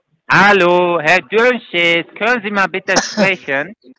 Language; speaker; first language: German; non-native, fluent; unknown